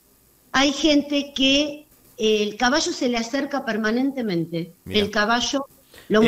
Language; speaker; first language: Spanish; native; Spanish